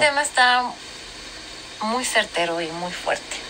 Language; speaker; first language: Spanish; native; Spanish